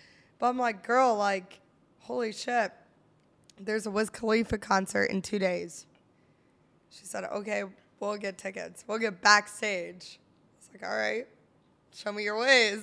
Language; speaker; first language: English; native; English